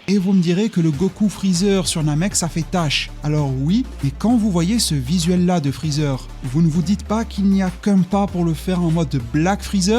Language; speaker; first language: French; native; French